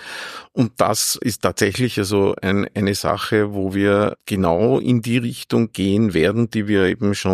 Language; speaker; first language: German; native; German